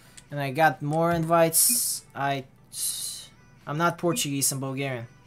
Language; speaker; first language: English; non-native, fluent; Bulgarian